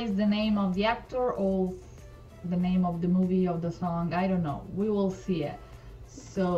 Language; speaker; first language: English; non-native, learner; Italian